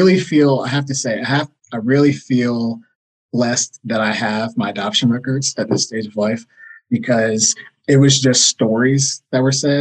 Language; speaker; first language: English; native; English